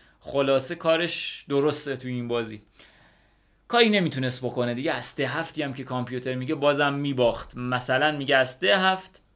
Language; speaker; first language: Persian; native; Persian